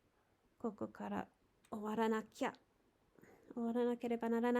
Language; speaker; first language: Japanese; non-native, learner; English